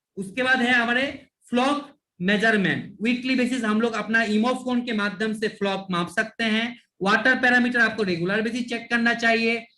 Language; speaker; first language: Hindi; non-native, local second language; Bangla